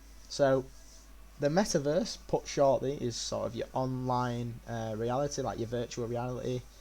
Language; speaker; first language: English; native; English